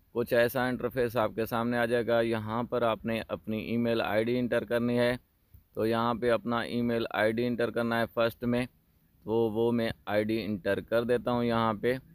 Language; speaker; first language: Urdu; native; Urdu